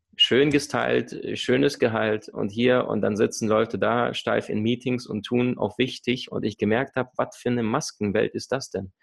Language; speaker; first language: German; early bilingual, other home language; Russian